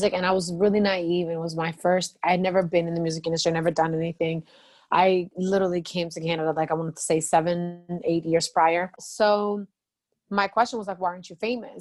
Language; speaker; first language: English; non-native, fluent; Albanian